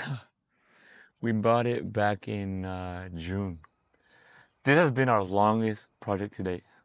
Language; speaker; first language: English; native; English